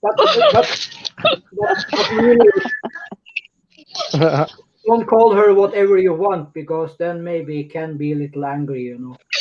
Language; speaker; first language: English; non-native, fluent; Norwegian